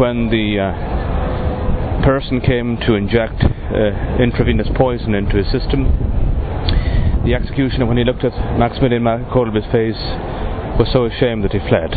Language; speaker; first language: English; native; English